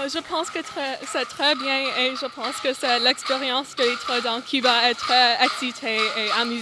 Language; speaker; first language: French; non-native, local second language; English